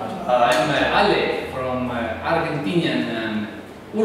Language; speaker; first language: English; non-native, learner; Spanish